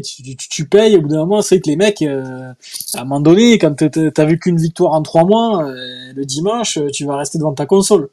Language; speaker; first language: French; native; French